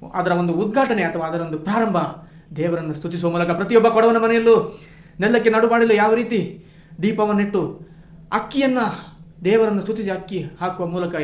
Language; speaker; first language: Kannada; non-native, local second language; Kodava